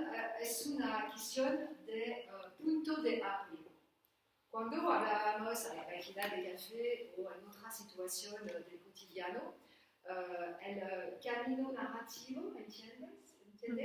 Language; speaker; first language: Spanish; non-native, learner; French